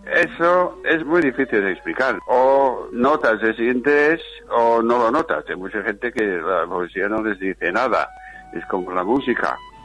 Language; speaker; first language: Spanish; non-native, fluent; English